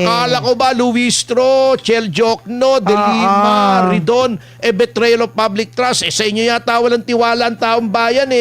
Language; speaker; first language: Filipino; native; Filipino